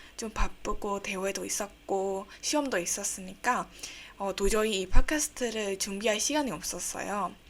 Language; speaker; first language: Korean; non-native, fluent; Burmese